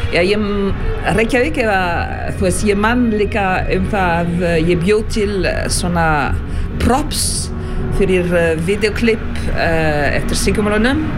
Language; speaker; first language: Icelandic; non-native, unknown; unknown